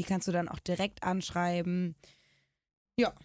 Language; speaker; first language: German; native; German